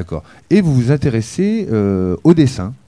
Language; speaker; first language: French; native; French